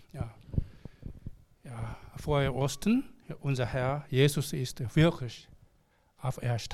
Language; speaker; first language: German; non-native, learner; Korean